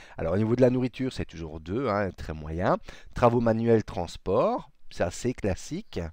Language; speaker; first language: French; native; French